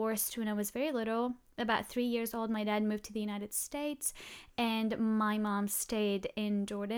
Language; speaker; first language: English; non-native, fluent; Arabic